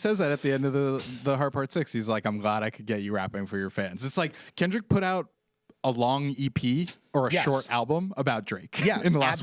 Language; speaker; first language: English; native; English